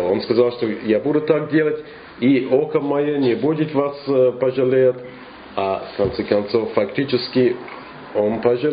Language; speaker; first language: Russian; non-native, fluent; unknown